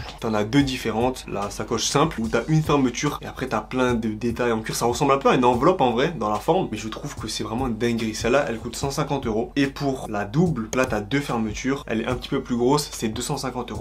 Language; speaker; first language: French; native; French